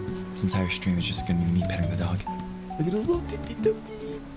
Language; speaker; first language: English; native; English